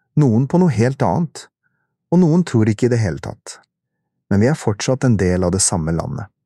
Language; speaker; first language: Norwegian; early bilingual, other home language; Urdu